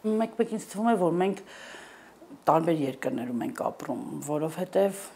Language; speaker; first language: Armenian; native; Armenian